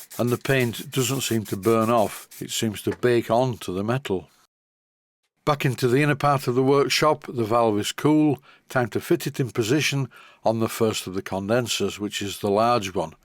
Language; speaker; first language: English; native; English